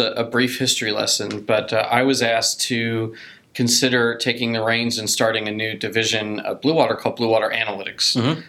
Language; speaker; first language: English; native; English